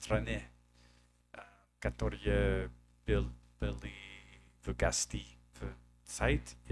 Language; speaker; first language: Russian; non-native, learner; English